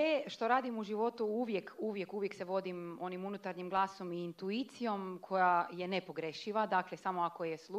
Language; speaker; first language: Croatian; native; Croatian